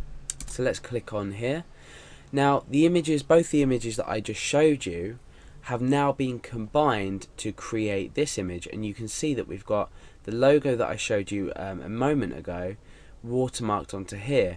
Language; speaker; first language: English; native; English